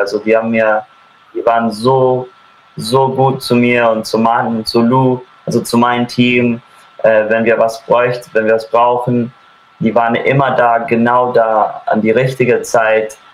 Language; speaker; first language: German; early bilingual, heritage; German